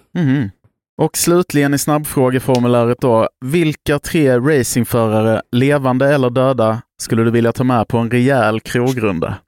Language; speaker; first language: Swedish; native; Swedish